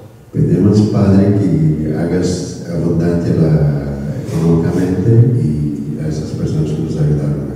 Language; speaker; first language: Spanish; non-native, learner; Korean